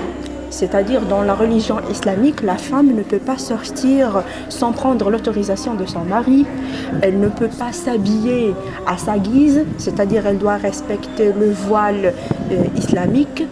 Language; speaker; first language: French; non-native, local second language; Arabic